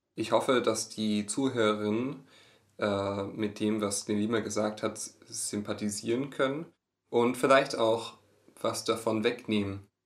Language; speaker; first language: German; native; German